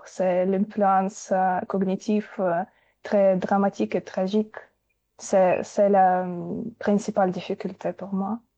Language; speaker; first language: French; non-native, learner; Ukrainian